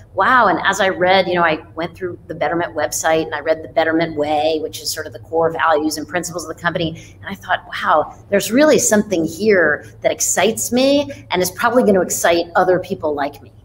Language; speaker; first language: English; native; English